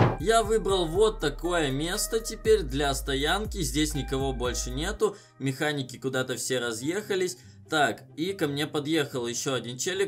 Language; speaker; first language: Russian; native; Russian